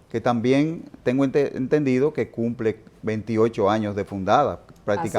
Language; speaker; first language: Spanish; native; Spanish